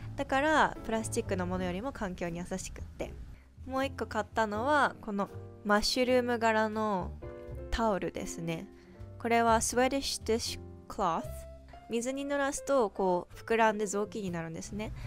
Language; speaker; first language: Japanese; native; Japanese